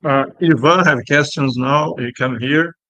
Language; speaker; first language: English; non-native, learner; Portuguese